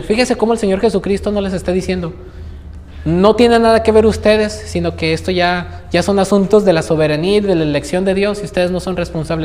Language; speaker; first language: Spanish; native; Spanish